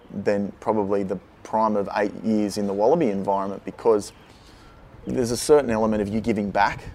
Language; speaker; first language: English; native; English